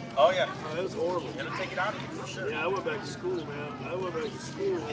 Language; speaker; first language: English; native; English